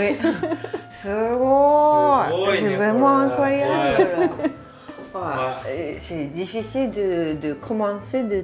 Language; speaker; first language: French; non-native, learner; Japanese